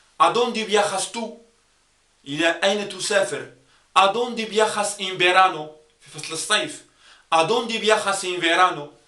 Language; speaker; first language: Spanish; non-native, fluent; Arabic